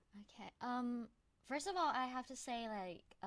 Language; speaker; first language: English; non-native, fluent; Thai